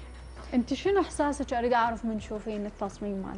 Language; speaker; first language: Arabic; native; Arabic